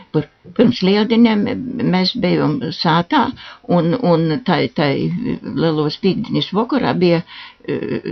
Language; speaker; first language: Latvian; native; Latvian